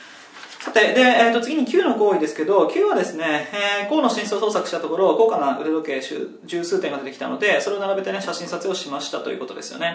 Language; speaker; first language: Japanese; native; Japanese